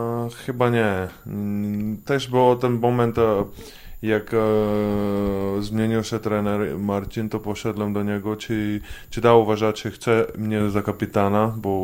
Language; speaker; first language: Polish; non-native, fluent; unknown